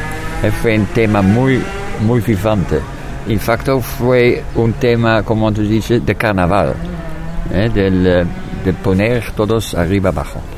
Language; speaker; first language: Spanish; non-native, fluent; Dutch